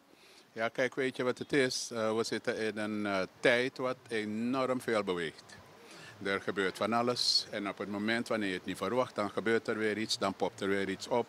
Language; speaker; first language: Dutch; native; Dutch